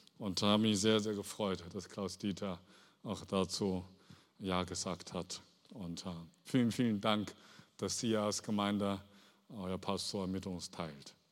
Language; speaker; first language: German; non-native, fluent; Chinese